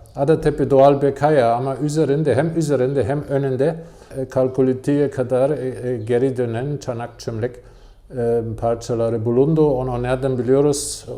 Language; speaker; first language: Turkish; non-native, fluent; German